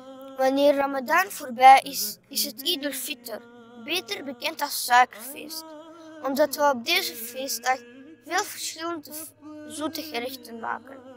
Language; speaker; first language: Dutch; early bilingual, other home language; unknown